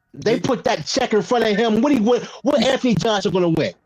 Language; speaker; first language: English; native; English